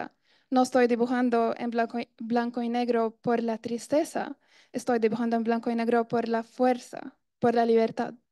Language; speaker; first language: Spanish; non-native, fluent; Arabic